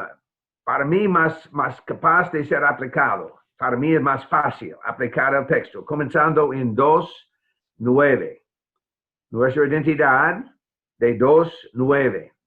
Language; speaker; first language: Spanish; non-native, fluent; English